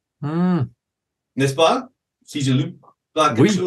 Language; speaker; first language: French; non-native, fluent; English